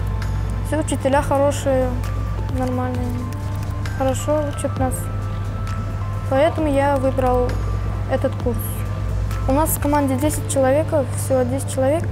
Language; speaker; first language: Russian; non-native, local second language; Uzbek